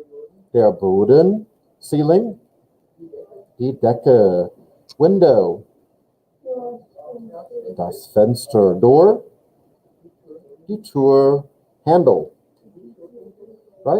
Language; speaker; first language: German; non-native, fluent; English